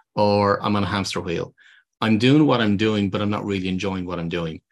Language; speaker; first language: English; native; English